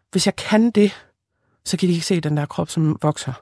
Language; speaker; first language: Danish; early bilingual, other home language; Lithuanian